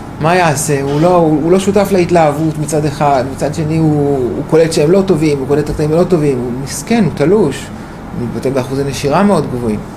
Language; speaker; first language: Hebrew; native; Hebrew